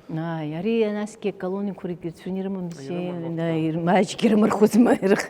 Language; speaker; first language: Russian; non-native, local second language; Abkhazian